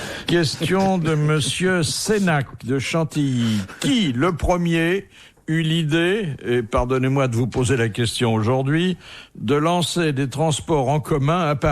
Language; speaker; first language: French; native; French